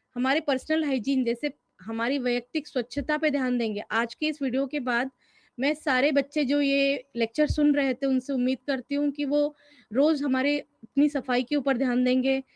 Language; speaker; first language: Hindi; non-native, local second language; Marathi